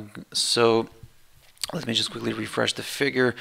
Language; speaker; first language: English; non-native, fluent; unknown